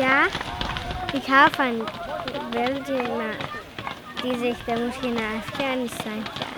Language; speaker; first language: Dutch; early bilingual, other home language; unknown